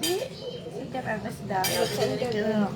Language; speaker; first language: Filipino; native; Filipino